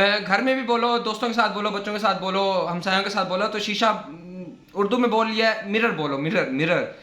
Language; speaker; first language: Urdu; non-native, local second language; Saraiki